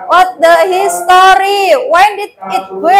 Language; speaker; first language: English; non-native, learner; Indonesian